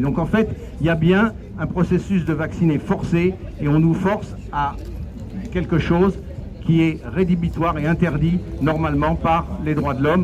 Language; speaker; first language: French; native; French